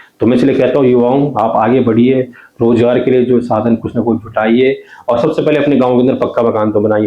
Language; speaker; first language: Hindi; non-native, local second language; Garhwali